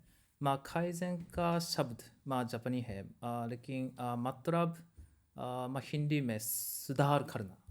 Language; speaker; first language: Hindi; non-native, learner; Japanese